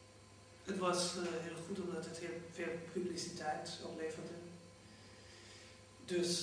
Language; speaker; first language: Dutch; non-native, fluent; German